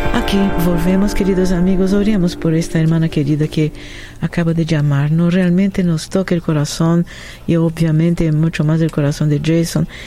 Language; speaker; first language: Spanish; non-native, fluent; Portuguese